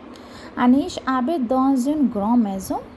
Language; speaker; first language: French; non-native, fluent; Hindi